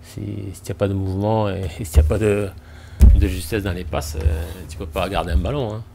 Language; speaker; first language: French; native; French